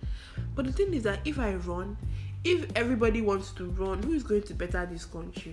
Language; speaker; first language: English; non-native, local second language; Igbo